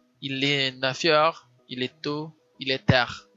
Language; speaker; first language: French; non-native, learner; Portuguese